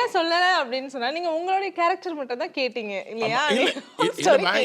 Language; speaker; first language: Tamil; native; Tamil